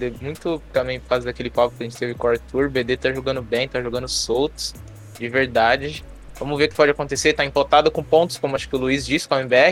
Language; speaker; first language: Portuguese; native; Portuguese